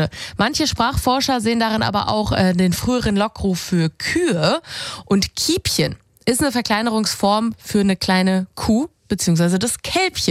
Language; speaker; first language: German; native; German